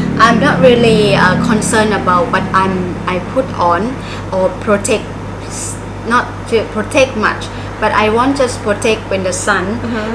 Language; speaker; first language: English; non-native, learner; Thai